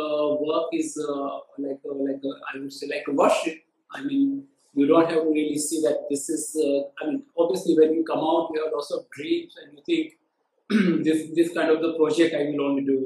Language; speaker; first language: English; non-native, local second language; Gujarati